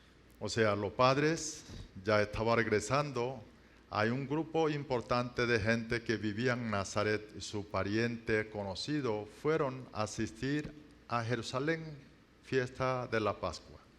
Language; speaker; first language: Spanish; non-native, learner; Korean